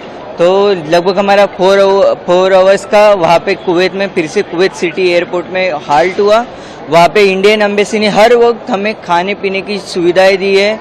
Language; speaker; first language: Hindi; native; Hindi